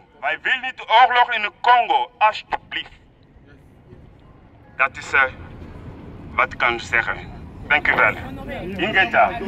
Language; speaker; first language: Dutch; non-native, learner; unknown